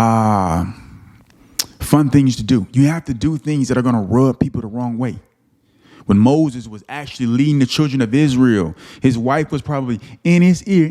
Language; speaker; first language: English; native; English